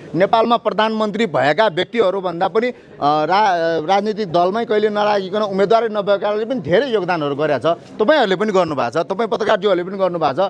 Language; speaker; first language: Nepali; non-native, local second language; Newari